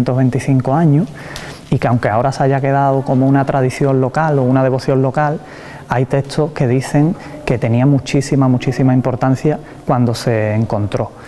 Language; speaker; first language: Spanish; native; Spanish